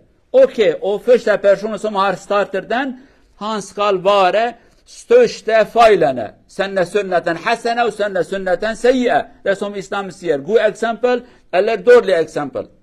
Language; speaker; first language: Norwegian; non-native, learner; Kurdish